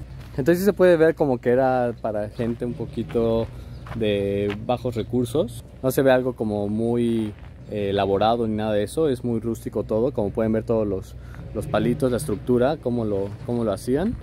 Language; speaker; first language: Spanish; native; Spanish